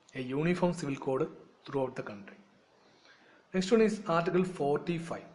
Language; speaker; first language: English; non-native, local second language; Malayalam